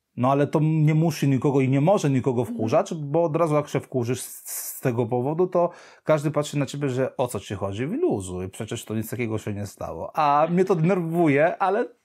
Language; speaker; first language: Polish; non-native, fluent; Italian